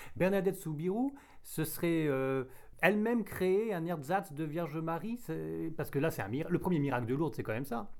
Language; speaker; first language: French; native; French